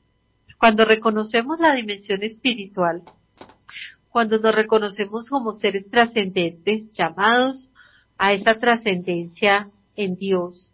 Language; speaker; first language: Spanish; native; Spanish